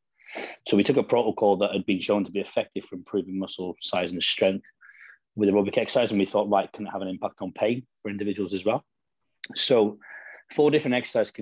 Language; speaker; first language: English; native; English